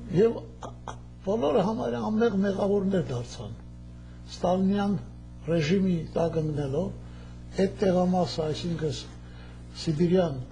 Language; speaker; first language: Armenian; native; Armenian